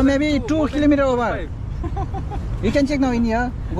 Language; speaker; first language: English; non-native, learner; Nepali